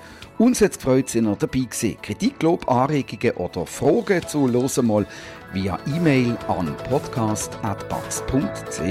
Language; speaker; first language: German; native; German